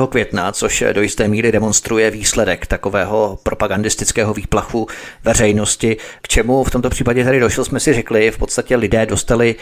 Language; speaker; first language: Czech; native; Czech